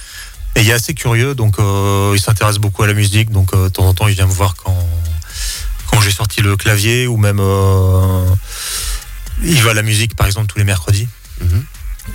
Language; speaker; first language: French; native; French